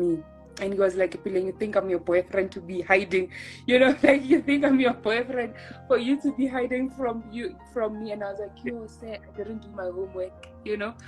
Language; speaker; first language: English; non-native, local second language; Tswana